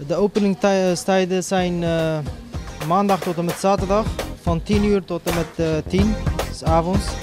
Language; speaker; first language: Dutch; non-native, local second language; Kurdish